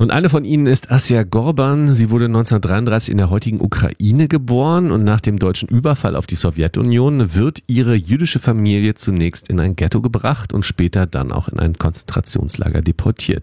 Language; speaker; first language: German; native; German